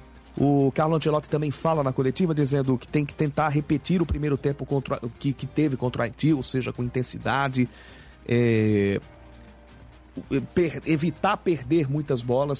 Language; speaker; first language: Portuguese; native; Portuguese